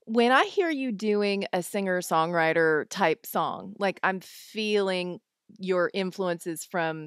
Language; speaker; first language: English; native; English